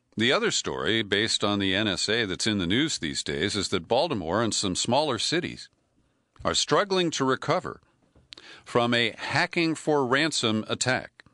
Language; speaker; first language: English; native; English